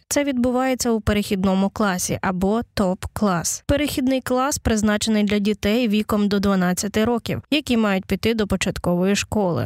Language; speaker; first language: Ukrainian; native; Ukrainian